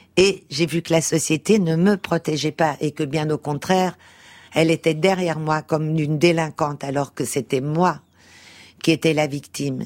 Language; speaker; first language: French; early bilingual, other home language; Portuguese